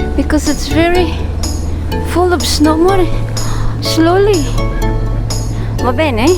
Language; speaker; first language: English; non-native, local second language; Filipino